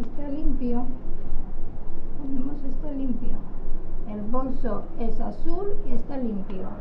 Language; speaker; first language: Spanish; non-native, local second language; Catalan